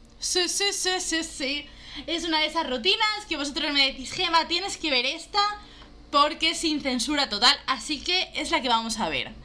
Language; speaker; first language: Spanish; native; Spanish